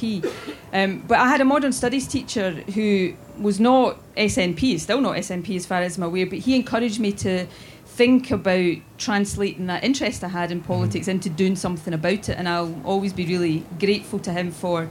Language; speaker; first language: English; native; English